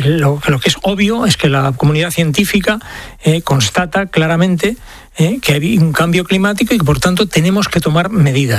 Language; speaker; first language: Spanish; native; Spanish